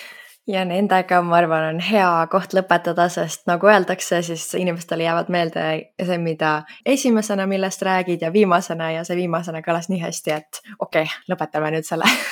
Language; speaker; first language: Estonian; native; Estonian